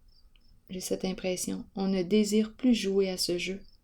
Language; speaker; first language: French; native; French